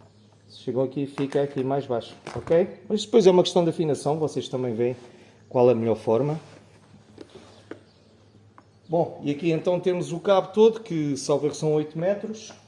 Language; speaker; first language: Portuguese; native; Portuguese